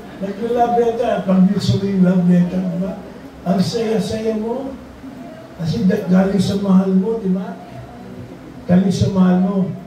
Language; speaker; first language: Filipino; native; Filipino